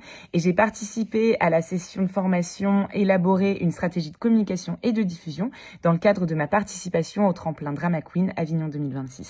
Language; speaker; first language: French; native; French